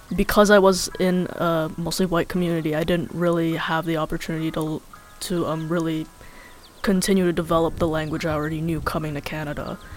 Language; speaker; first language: English; early bilingual, other home language; Filipino